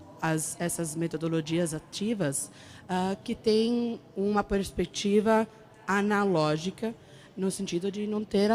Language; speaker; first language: Portuguese; non-native, fluent; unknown